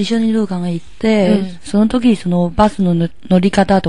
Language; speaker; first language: Japanese; non-native, learner; Chinese